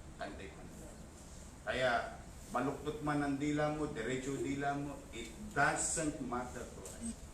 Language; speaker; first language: Filipino; native; Filipino